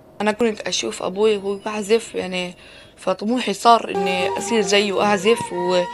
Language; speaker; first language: Arabic; native; Arabic